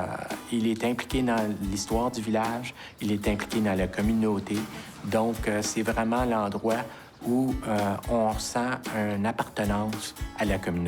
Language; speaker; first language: French; native; French